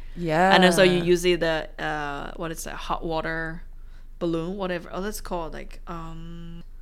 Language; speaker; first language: English; non-native, fluent; Chinese